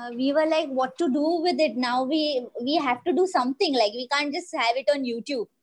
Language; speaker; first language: English; non-native, local second language; Marathi